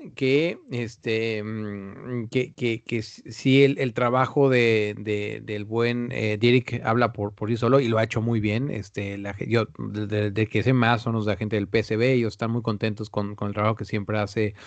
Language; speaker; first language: Spanish; native; Spanish